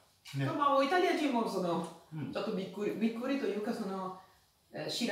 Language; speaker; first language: Japanese; non-native, fluent; Italian